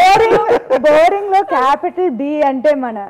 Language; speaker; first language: Telugu; non-native, local second language; Tamil